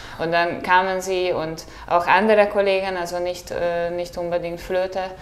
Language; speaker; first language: German; non-native, fluent; Hungarian